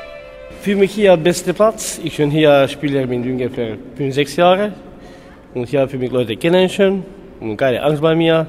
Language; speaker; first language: German; non-native, learner; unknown